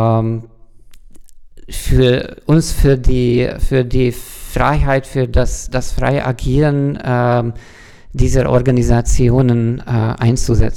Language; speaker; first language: German; non-native, fluent; Hungarian